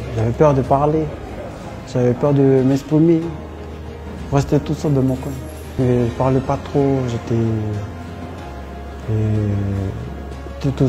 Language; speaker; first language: French; non-native, learner; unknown